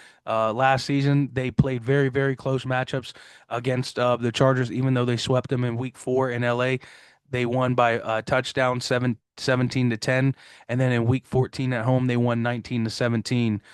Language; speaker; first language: English; native; English